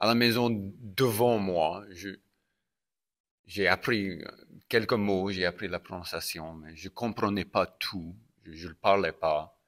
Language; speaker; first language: French; non-native, local second language; English